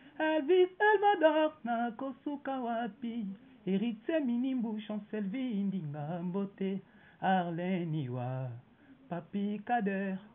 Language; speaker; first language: Lingala; native; Lingala